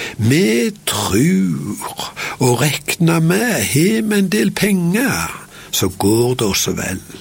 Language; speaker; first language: Norwegian; native; Norwegian